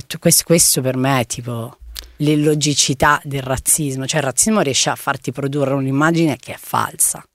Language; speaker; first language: Italian; early bilingual, other home language; Tigrinya